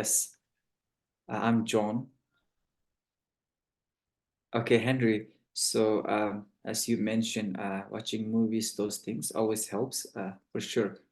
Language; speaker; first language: English; non-native, fluent; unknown